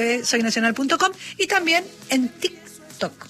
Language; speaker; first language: Spanish; native; Spanish